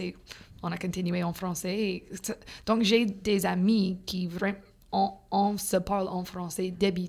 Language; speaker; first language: French; non-native, fluent; English